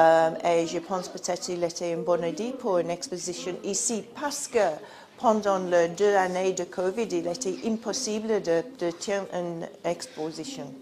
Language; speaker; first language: French; non-native, fluent; English